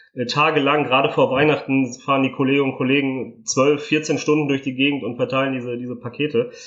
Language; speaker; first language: German; early bilingual, other home language; Italian